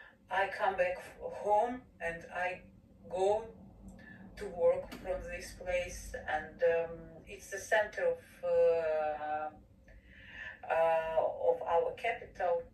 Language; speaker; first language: English; non-native, fluent; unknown